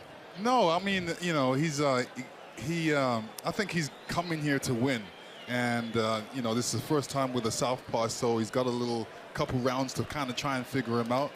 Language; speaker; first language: English; native; English